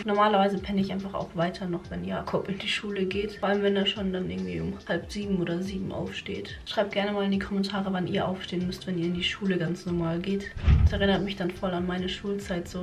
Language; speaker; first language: German; native; German